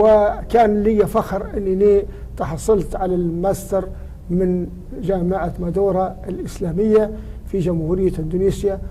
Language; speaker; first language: Arabic; native; Arabic